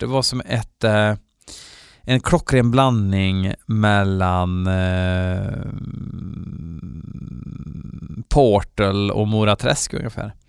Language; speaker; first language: Swedish; native; Swedish